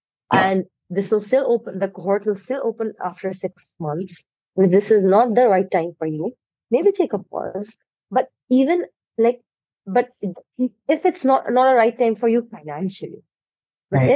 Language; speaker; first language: English; non-native, local second language; Hindi